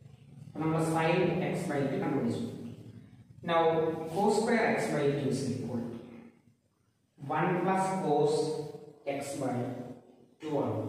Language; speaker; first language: English; non-native, local second language; Malayalam